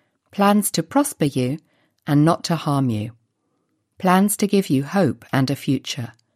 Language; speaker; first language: English; native; English